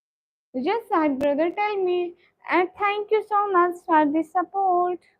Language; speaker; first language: English; non-native, learner; Punjabi